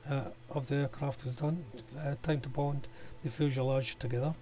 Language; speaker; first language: English; native; English